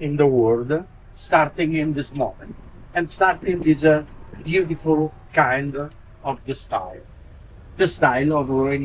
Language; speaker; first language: English; non-native, learner; Italian